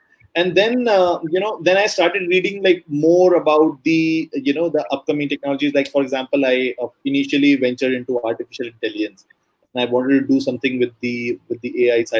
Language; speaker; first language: English; non-native, local second language; Hindi